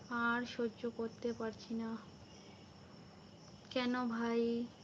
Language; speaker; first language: Hindi; non-native, local second language; Bangla